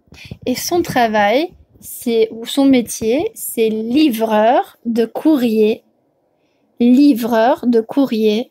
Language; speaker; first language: French; non-native, fluent; English